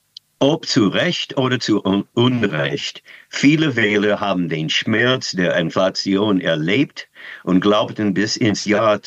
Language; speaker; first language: German; non-native, fluent; English